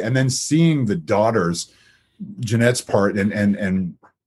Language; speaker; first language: English; native; English